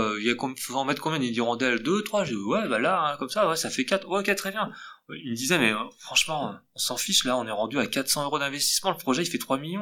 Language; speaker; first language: French; native; French